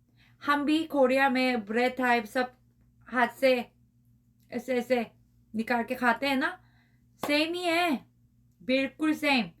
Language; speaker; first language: Hindi; non-native, learner; Korean